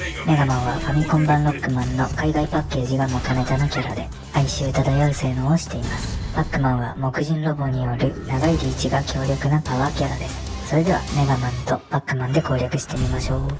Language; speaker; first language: Japanese; native; Japanese